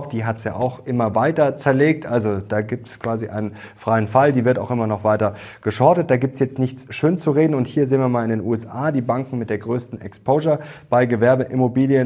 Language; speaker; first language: German; native; German